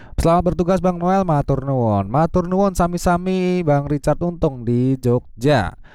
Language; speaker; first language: Indonesian; native; Indonesian